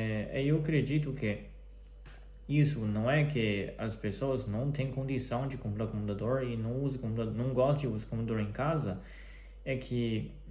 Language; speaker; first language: Portuguese; non-native, fluent; Chinese